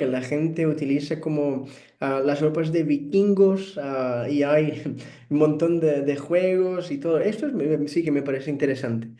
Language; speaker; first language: Spanish; non-native, fluent; Portuguese